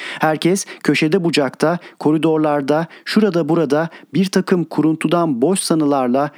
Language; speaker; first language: Turkish; native; Turkish